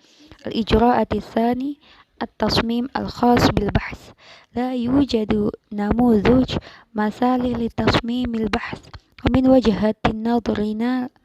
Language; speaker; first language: Arabic; non-native, learner; Indonesian